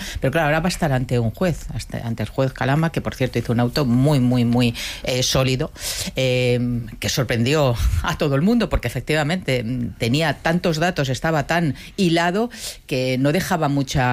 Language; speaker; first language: Spanish; native; Spanish